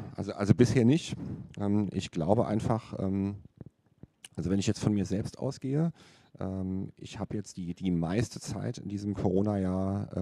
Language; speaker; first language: German; native; German